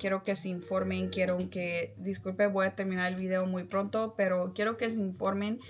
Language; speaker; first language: Spanish; early bilingual, heritage; Spanish